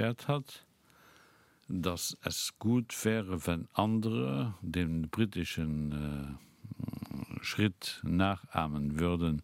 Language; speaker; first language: German; non-native, local second language; Luxembourgish